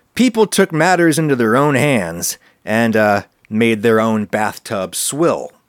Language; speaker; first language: English; native; English